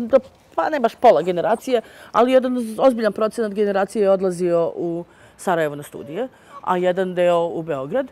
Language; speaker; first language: Serbian; native; Serbian